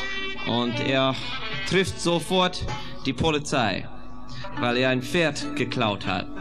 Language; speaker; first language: German; non-native, fluent; English